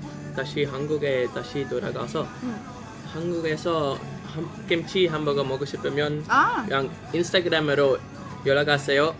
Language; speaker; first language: Korean; non-native, learner; Dutch